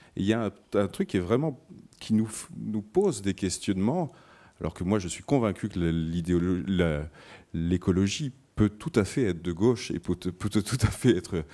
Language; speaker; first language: French; native; French